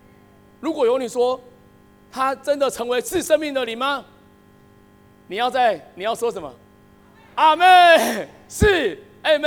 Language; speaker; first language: Chinese; native; Chinese